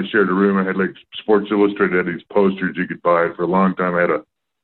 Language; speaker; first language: English; native; English